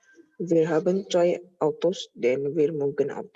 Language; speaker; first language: German; non-native, learner; Indonesian